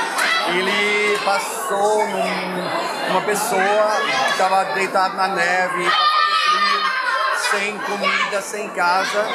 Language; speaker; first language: Portuguese; non-native, fluent; German